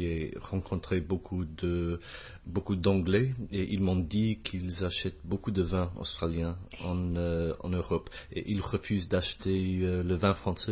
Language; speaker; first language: French; non-native, fluent; English